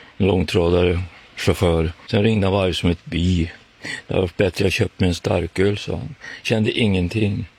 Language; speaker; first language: Swedish; native; Swedish